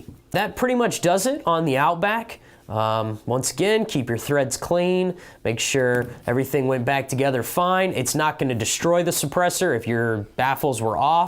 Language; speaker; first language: English; native; English